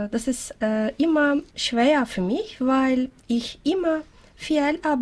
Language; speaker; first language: German; non-native, learner; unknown